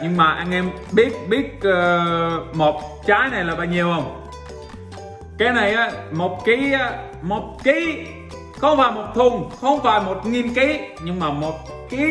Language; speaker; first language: Vietnamese; non-native, fluent; English